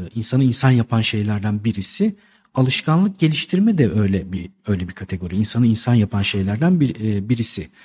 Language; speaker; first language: Turkish; native; Turkish